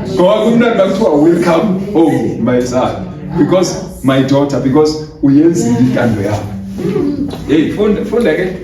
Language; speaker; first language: Zulu; native; Zulu